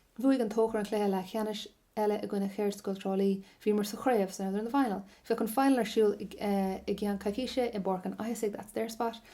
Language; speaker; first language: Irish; non-native, local second language; English